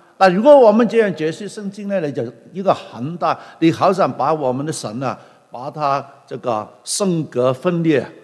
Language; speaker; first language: Chinese; non-native, local second language; Cantonese